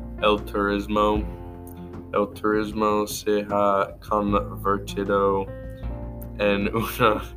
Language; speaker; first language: Spanish; non-native, learner; English